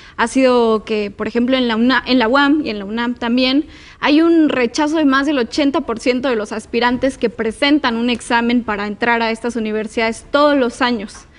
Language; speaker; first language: Spanish; native; Spanish